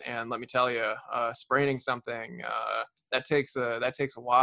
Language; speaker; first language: English; native; English